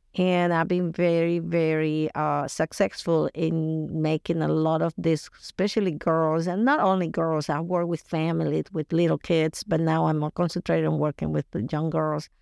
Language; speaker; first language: English; non-native, fluent; Spanish